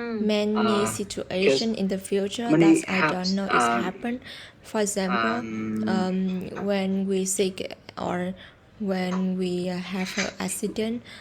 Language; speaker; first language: English; non-native, learner; Vietnamese